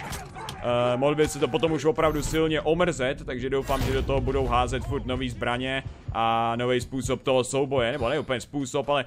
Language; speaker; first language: Czech; native; Czech